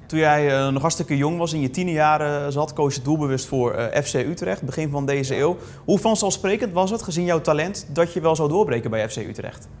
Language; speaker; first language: Dutch; native; Dutch